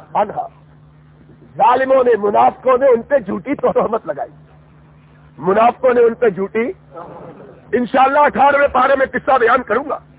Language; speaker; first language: Urdu; non-native, local second language; Punjabi